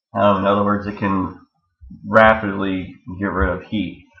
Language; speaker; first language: English; native; English